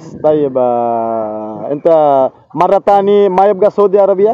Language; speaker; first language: Arabic; non-native, learner; Bangla